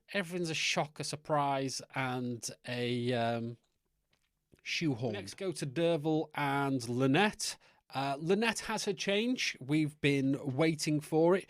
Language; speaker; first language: English; native; English